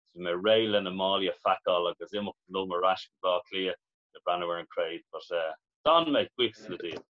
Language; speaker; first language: Irish; non-native, local second language; English